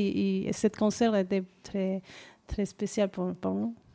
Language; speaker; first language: French; non-native, learner; Spanish